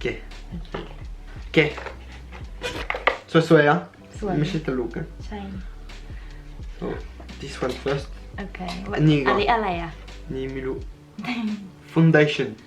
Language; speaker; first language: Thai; non-native, learner; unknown